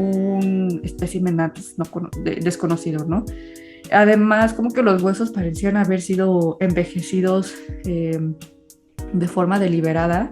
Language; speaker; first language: Spanish; native; Spanish